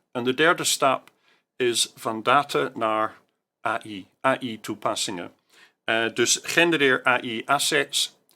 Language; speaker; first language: Dutch; non-native, fluent; English